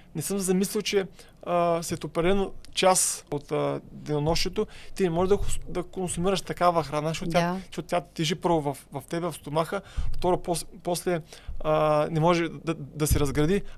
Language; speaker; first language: Bulgarian; native; Bulgarian